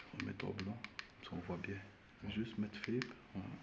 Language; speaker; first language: French; native; French